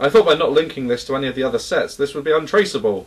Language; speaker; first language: English; native; English